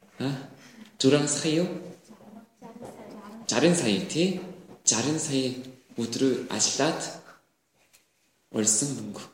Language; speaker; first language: Mongolian; non-native, learner; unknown